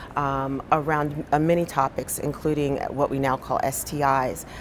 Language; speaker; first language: English; native; English